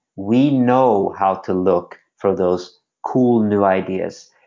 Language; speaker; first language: English; non-native, fluent; Swedish